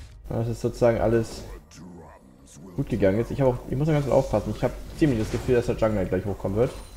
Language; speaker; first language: German; native; German